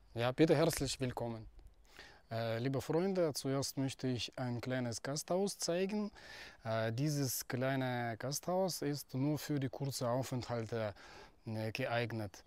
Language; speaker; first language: German; non-native, fluent; Russian